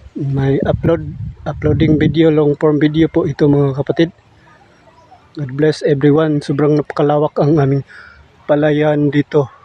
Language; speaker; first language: Filipino; non-native, local second language; Cebuano